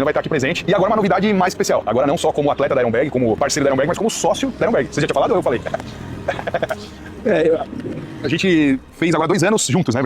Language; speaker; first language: Portuguese; native; Portuguese